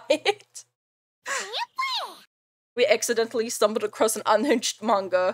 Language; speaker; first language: English; non-native, fluent; German